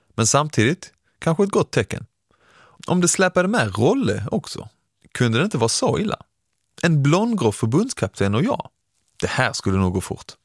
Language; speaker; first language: Swedish; early bilingual, other home language; Persian